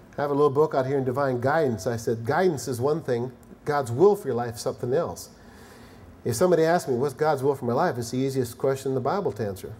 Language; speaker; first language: English; native; English